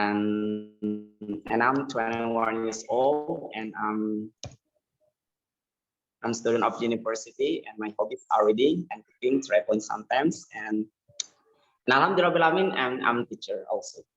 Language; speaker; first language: English; non-native, learner; Indonesian